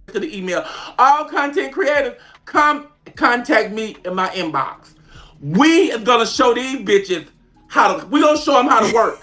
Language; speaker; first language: English; native; English